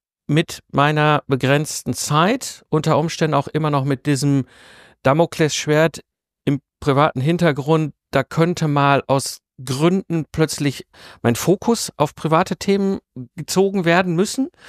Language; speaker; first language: German; native; German